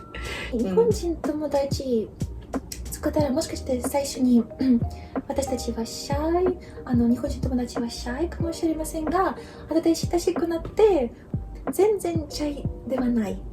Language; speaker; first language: Japanese; non-native, learner; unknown